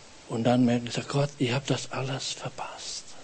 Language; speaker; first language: German; non-native, fluent; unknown